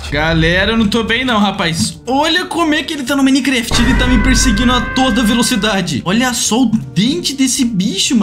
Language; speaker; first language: Portuguese; native; Portuguese